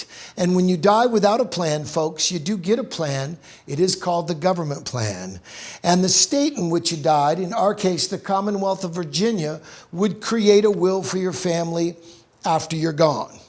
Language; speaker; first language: English; native; English